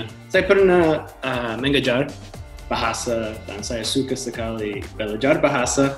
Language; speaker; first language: Indonesian; non-native, learner; English